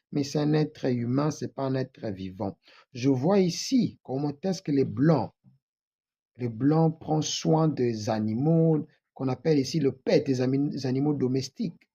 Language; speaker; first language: French; non-native, local second language; Lingala